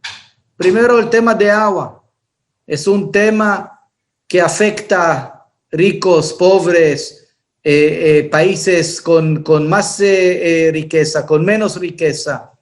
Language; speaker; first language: Spanish; non-native, fluent; Hebrew